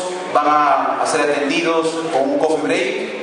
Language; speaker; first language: Spanish; native; Spanish